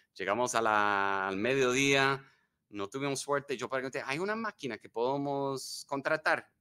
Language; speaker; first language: Spanish; non-native, fluent; English